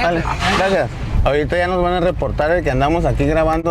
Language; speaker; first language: Spanish; native; Spanish